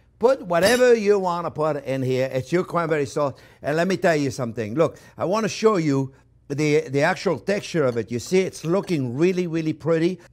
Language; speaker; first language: English; non-native, fluent; French